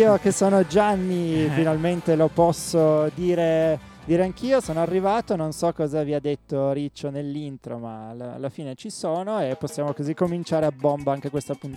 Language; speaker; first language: Italian; native; Italian